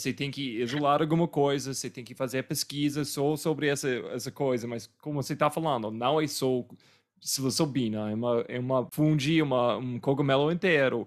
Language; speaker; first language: Portuguese; non-native, fluent; English